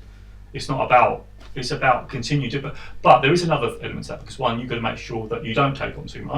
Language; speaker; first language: English; native; English